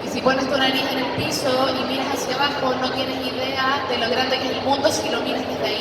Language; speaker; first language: Spanish; native; Spanish